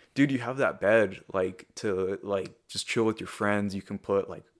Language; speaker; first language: English; early bilingual, other home language; Spanish